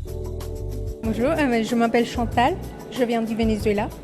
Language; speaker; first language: French; non-native, fluent; Spanish